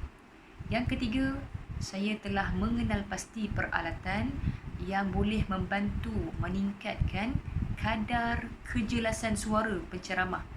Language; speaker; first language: Malay; native; Malay